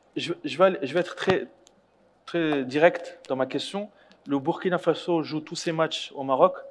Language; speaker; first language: French; non-native, local second language; Arabic